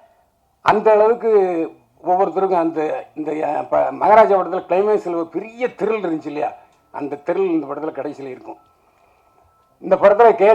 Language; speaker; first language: Tamil; native; Tamil